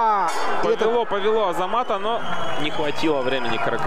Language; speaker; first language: Russian; native; Russian